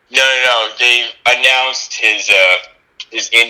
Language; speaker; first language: English; native; English